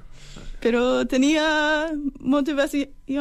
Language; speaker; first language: Spanish; non-native, fluent; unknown